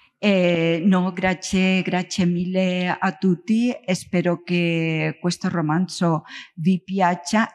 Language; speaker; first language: Italian; non-native, learner; Spanish